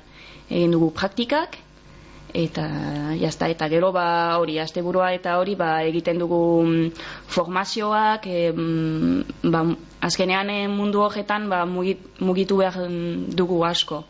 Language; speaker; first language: Basque; non-native, local second language; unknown